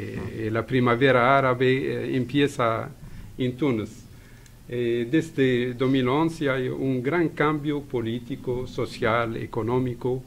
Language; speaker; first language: Spanish; non-native, fluent; Arabic